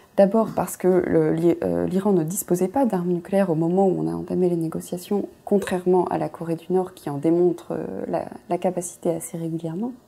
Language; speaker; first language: French; native; French